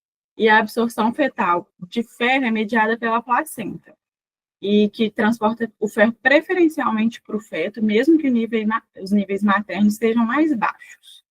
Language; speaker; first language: Portuguese; native; Portuguese